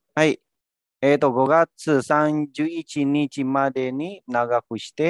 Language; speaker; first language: Japanese; non-native, learner; Indonesian